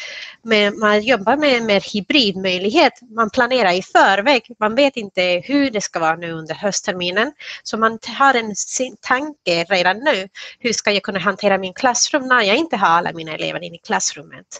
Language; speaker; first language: Swedish; non-native, fluent; Spanish